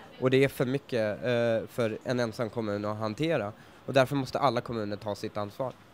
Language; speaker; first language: Swedish; early bilingual, other home language; Persian